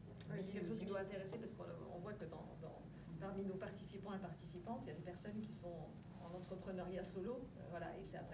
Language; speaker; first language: French; native; French